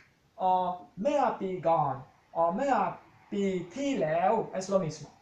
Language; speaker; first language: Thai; non-native, fluent; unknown